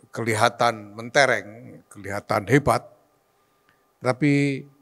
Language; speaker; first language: Indonesian; native; Indonesian